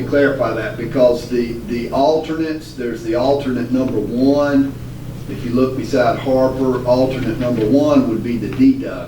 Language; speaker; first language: English; native; English